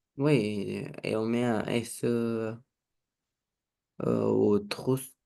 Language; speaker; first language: French; non-native, learner; Romanian